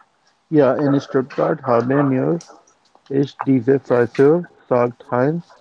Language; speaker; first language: German; non-native, learner; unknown